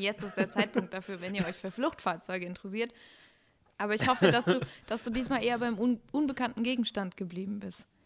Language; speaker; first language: German; native; German